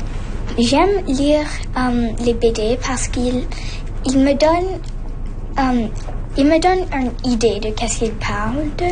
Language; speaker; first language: French; non-native, local second language; English